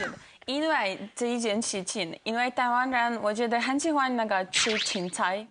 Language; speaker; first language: Chinese; non-native, fluent; Ukrainian